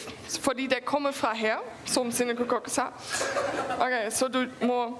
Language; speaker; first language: Norwegian; non-native, fluent; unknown